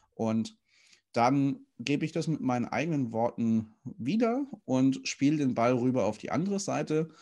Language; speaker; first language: German; native; German